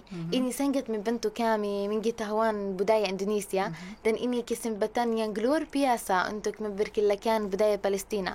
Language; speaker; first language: Indonesian; non-native, learner; Arabic